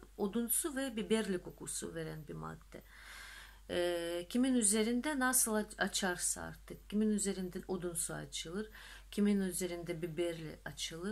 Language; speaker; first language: Turkish; non-native, fluent; Russian